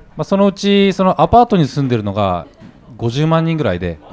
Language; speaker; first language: Japanese; native; Japanese